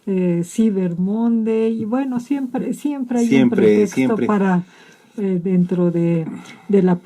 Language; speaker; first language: Spanish; native; Spanish